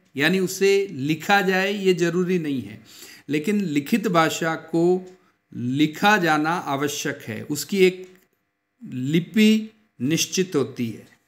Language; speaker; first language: Hindi; native; Hindi